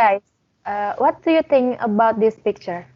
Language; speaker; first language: English; non-native, learner; Indonesian